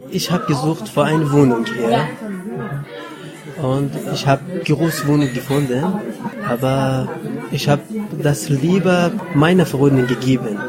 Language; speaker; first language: German; non-native, learner; Persian